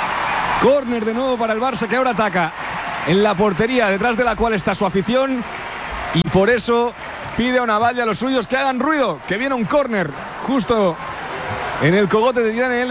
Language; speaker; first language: Spanish; native; Spanish